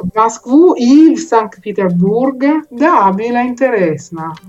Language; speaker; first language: Russian; non-native, learner; Italian